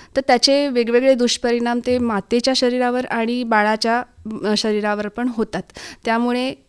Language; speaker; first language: Marathi; native; Marathi